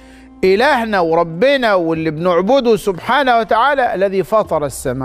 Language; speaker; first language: Arabic; native; Arabic